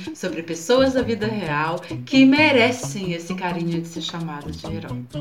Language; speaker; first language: Portuguese; native; Portuguese